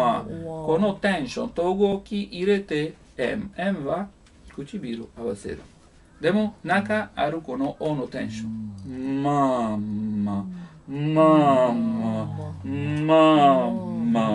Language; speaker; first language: Japanese; non-native, learner; Italian